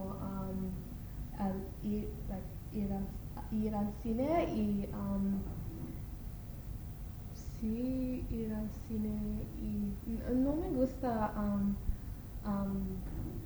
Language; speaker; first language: Spanish; non-native, learner; English